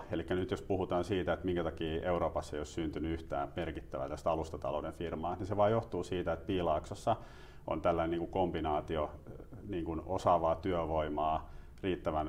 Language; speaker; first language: Finnish; native; Finnish